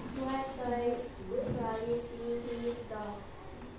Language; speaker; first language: English; non-native, learner; Indonesian